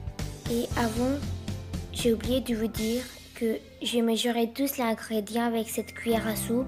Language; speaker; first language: French; non-native, fluent; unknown